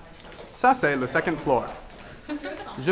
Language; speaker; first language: French; non-native, learner; English